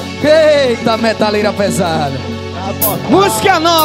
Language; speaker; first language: Portuguese; native; Portuguese